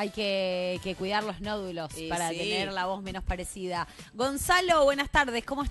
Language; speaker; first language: Spanish; native; Spanish